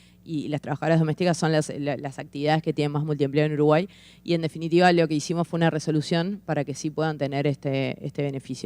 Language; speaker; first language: Spanish; native; Spanish